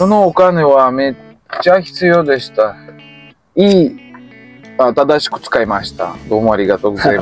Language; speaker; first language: Japanese; non-native, learner; Russian